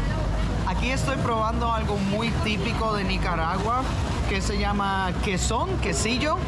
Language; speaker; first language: Spanish; non-native, fluent; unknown